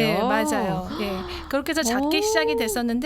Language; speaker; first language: Korean; native; Korean